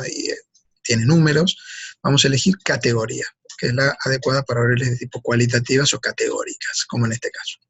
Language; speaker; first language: Spanish; native; Spanish